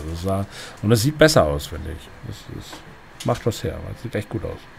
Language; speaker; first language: German; native; German